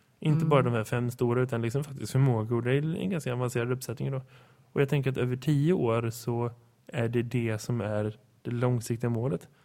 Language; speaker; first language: Swedish; native; Swedish